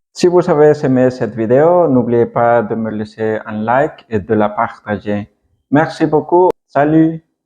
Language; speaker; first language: French; non-native, learner; Spanish